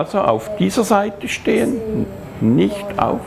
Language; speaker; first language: German; native; German